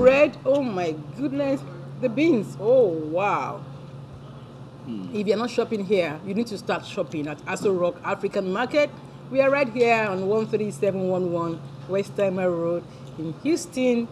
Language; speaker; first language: English; non-native, local second language; Yoruba